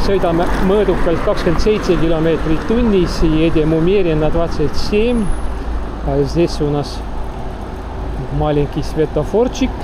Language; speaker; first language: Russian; non-native, local second language; Estonian